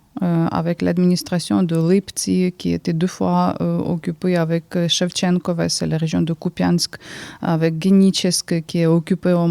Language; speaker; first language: French; early bilingual, heritage; Ukrainian